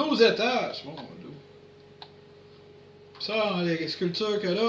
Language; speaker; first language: French; native; French